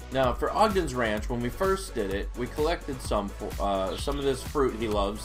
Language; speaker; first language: English; native; English